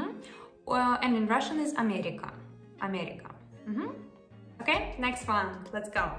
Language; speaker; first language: English; non-native, fluent; Russian